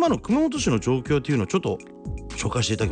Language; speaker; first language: Japanese; native; Japanese